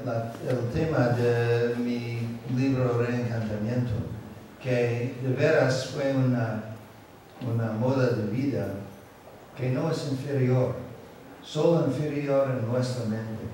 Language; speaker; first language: Spanish; non-native, fluent; English